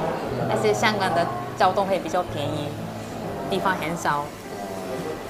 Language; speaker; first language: Chinese; non-native, learner; Japanese